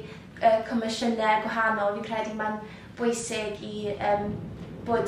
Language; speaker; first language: Welsh; native; Welsh